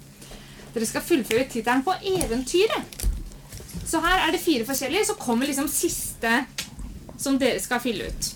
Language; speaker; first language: Norwegian; native; Norwegian